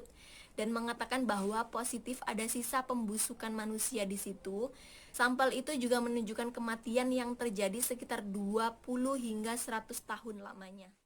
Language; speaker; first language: Indonesian; native; Indonesian